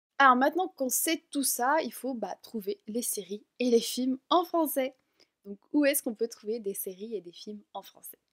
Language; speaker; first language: French; native; French